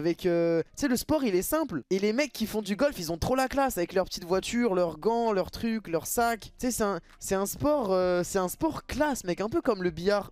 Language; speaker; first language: French; native; French